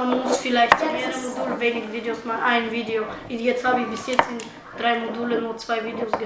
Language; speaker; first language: German; early bilingual, other home language; Bulgarian